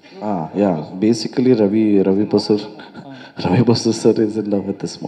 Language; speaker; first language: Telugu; non-native, learner; Kannada